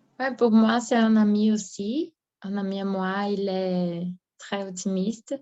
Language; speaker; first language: French; non-native, learner; Portuguese